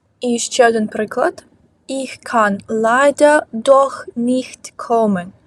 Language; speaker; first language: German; non-native, fluent; Ukrainian